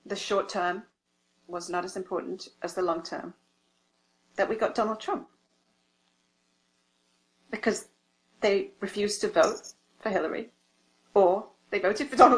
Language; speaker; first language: English; native; English